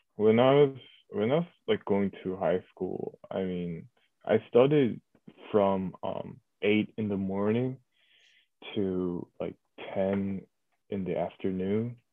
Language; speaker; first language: English; early bilingual, other home language; Korean